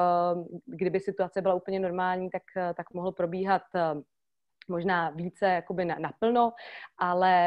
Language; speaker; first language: Czech; native; Czech